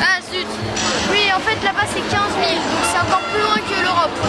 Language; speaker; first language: French; native; French